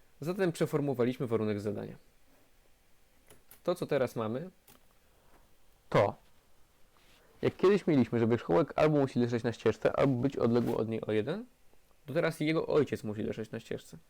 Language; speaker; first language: Polish; native; Polish